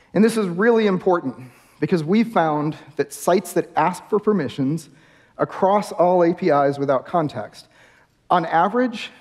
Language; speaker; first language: English; native; English